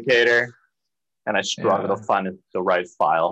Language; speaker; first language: English; early bilingual, other home language; Cantonese